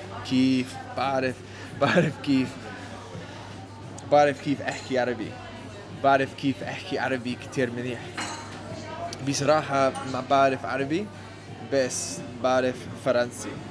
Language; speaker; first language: Arabic; non-native, learner; English